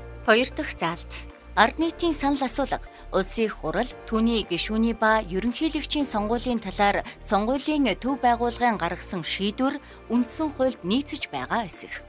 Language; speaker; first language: Mongolian; native; Mongolian